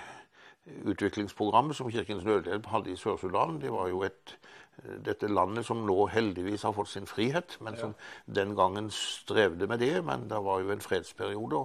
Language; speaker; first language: Norwegian; native; Norwegian